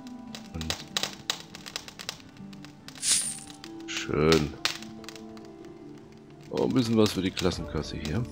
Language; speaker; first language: German; native; German